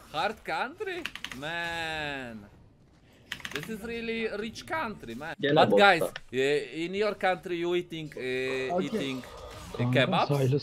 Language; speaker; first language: English; non-native, learner; Polish